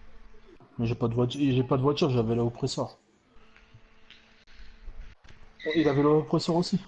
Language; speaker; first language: French; native; French